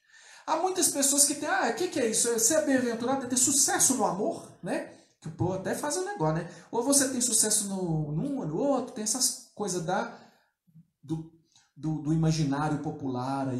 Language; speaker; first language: Portuguese; native; Portuguese